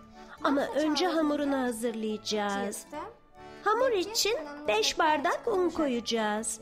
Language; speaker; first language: Turkish; early bilingual, heritage; Turkish